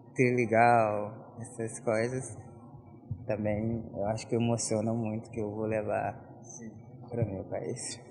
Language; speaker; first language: Portuguese; non-native, fluent; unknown